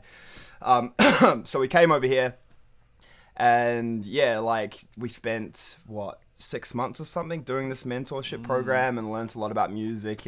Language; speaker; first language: English; native; English